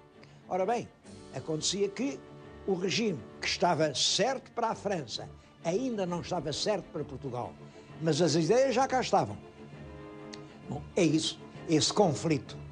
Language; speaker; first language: Portuguese; native; Portuguese